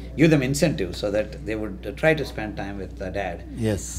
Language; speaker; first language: English; non-native, local second language; Telugu